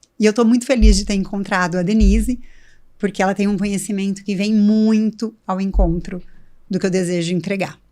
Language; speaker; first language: Portuguese; native; Portuguese